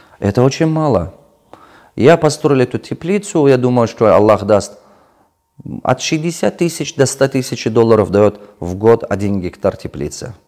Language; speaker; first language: Russian; non-native, local second language; Tajik